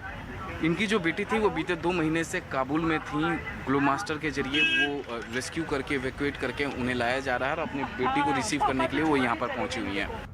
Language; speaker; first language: Hindi; native; Hindi